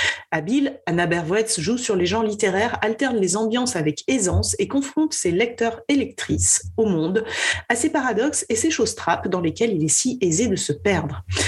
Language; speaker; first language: French; native; French